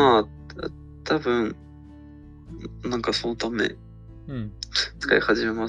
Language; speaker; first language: Japanese; non-native, learner; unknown